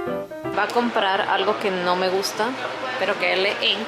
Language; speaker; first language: Spanish; native; Spanish